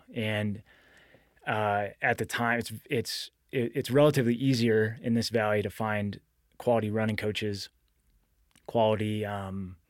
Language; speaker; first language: English; native; English